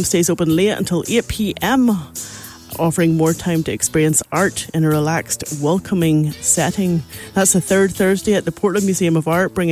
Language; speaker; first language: English; native; English